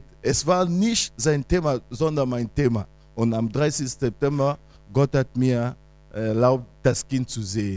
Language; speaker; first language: German; non-native, fluent; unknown